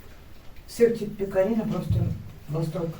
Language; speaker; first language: Russian; native; Russian